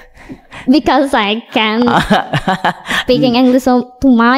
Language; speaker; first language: English; non-native, learner; Indonesian